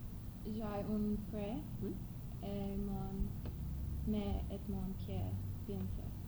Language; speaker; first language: French; non-native, learner; English